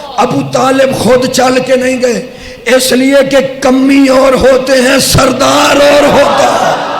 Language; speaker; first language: Urdu; native; Urdu